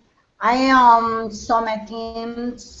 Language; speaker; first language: English; non-native, learner; Spanish